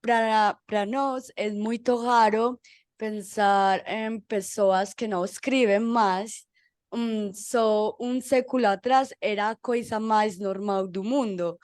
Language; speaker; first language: Portuguese; non-native, fluent; Spanish